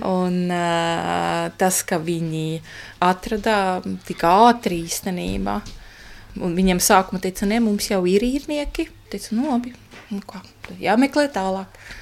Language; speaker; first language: Latvian; non-native, fluent; Estonian